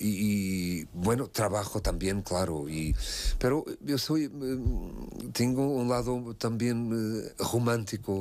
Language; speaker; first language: Spanish; non-native, fluent; Portuguese